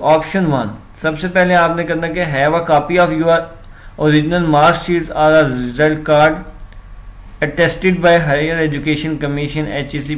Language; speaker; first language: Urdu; non-native, local second language; Punjabi